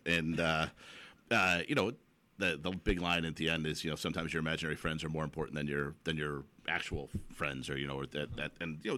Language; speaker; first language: English; native; English